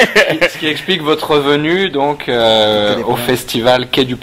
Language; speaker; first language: French; native; French